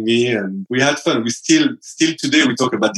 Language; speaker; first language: English; non-native, fluent; French